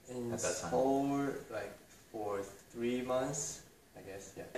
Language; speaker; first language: English; non-native, fluent; Korean